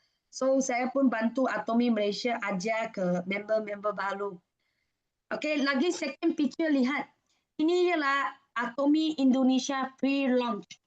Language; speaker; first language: Indonesian; non-native, fluent; Malay